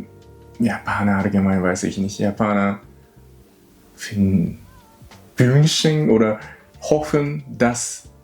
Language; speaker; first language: German; non-native, learner; Japanese